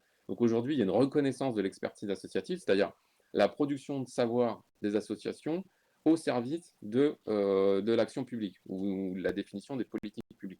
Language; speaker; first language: French; native; French